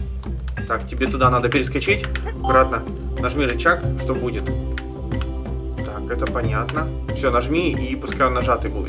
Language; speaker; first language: Russian; native; Russian